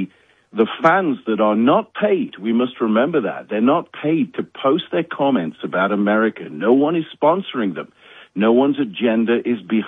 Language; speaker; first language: English; native; English